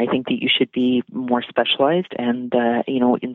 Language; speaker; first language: English; native; English